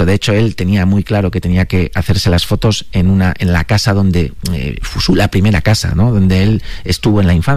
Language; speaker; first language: Spanish; native; Spanish